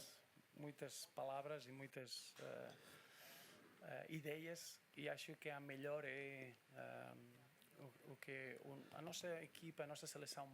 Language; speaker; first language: Portuguese; non-native, fluent; Spanish